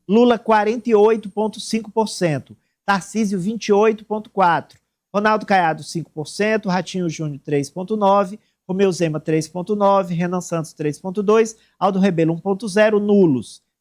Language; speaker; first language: Portuguese; native; Portuguese